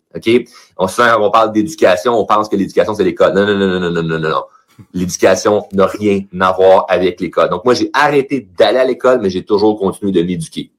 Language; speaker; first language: French; native; French